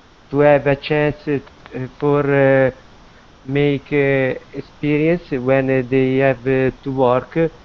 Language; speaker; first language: English; non-native, learner; Italian